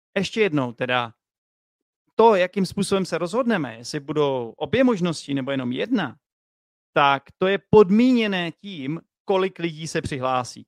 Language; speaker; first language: Czech; native; Czech